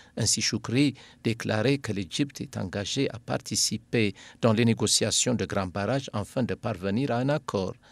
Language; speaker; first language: French; non-native, fluent; Amharic